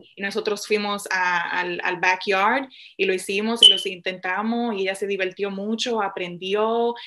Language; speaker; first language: Spanish; early bilingual, heritage; Spanish